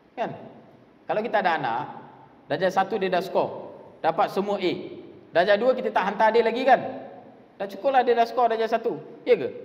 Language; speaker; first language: Malay; non-native, local second language; Tamil